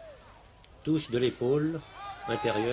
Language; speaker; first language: French; native; French